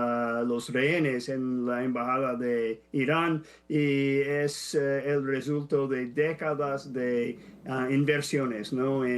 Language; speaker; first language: Spanish; non-native, fluent; English